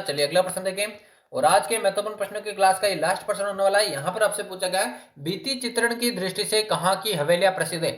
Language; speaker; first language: Hindi; native; Hindi